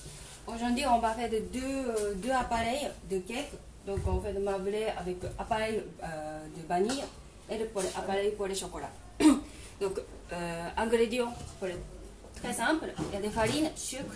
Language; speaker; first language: French; non-native, learner; Japanese